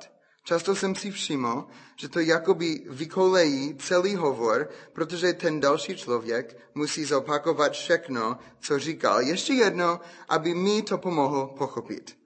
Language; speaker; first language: Czech; non-native, fluent; English